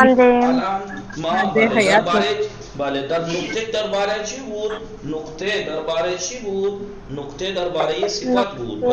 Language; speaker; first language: Persian; non-native, fluent; Urdu